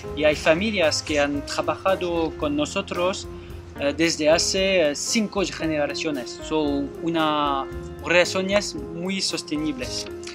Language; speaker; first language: Spanish; non-native, fluent; French